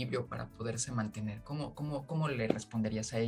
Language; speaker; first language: Spanish; native; Spanish